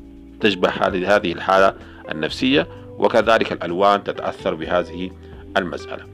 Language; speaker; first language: Arabic; native; Arabic